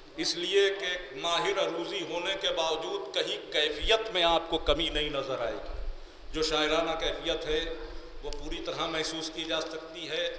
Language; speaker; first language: Urdu; native; Urdu